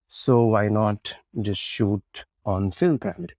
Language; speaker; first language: English; non-native, local second language; Marathi